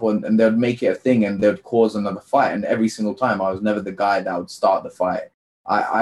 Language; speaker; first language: English; native; English